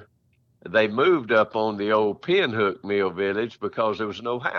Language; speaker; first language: English; native; English